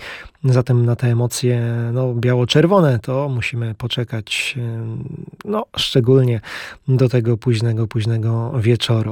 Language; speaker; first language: Polish; native; Polish